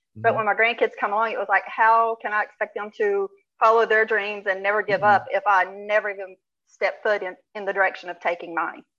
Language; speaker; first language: English; native; English